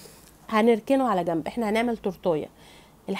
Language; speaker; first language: Arabic; native; Arabic